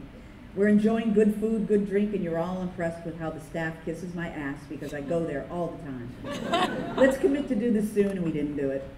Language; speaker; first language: English; native; English